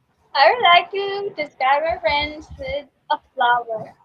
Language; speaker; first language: English; non-native, local second language; Urdu